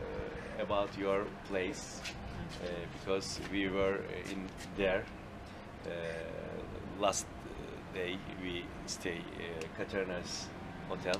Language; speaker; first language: English; non-native, learner; Turkish